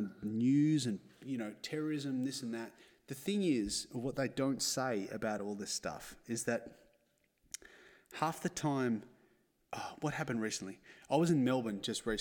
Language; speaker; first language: English; native; English